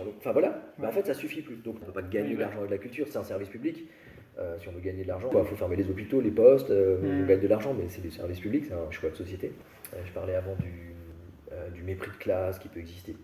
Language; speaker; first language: French; native; French